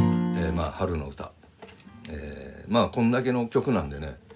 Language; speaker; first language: Japanese; native; Japanese